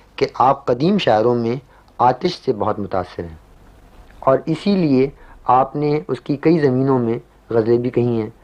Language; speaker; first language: Urdu; native; Urdu